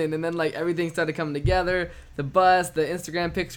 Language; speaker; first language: English; native; English